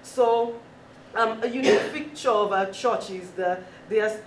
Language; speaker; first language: English; non-native, local second language; Yoruba